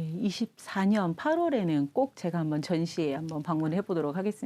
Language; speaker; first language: Korean; native; Korean